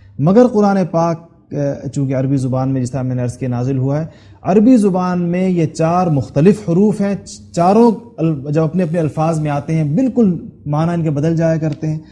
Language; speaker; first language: Urdu; non-native, local second language; Pashto